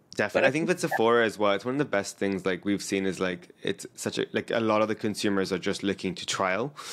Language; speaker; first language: English; native; English